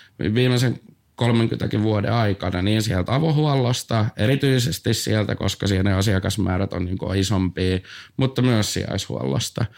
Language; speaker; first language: Finnish; native; Finnish